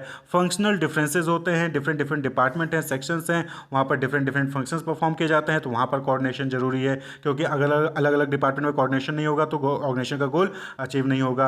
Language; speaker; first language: Hindi; native; Hindi